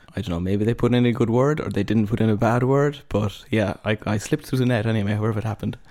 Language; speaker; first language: English; native; English